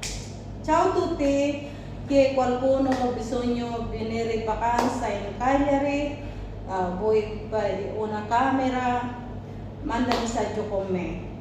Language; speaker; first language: Italian; non-native, learner; Filipino